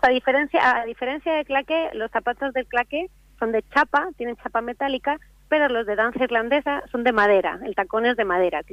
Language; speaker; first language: Spanish; native; Spanish